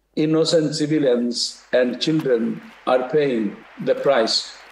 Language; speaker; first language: English; non-native, fluent; Tigrinya